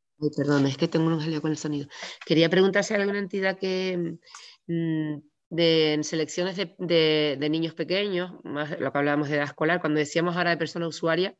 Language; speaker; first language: Spanish; native; Spanish